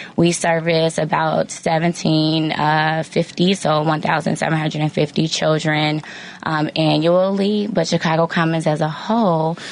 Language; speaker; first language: English; native; English